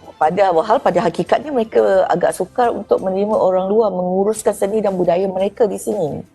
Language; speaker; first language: Malay; native; Malay